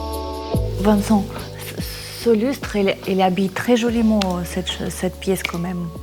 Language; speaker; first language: French; non-native, learner; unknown